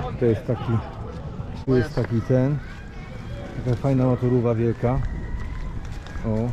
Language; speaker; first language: Polish; native; Polish